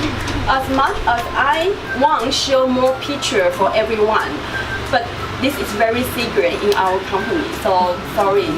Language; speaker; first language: English; non-native, learner; Chinese